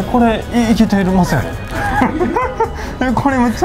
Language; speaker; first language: Japanese; native; Japanese